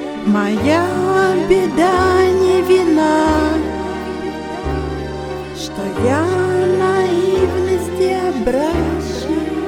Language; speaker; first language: Russian; native; Russian